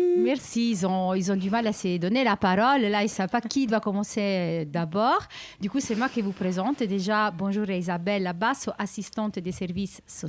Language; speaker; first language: French; native; French